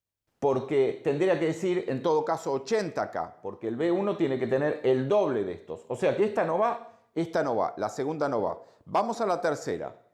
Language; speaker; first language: Spanish; native; Spanish